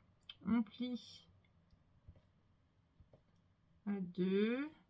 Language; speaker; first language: French; native; French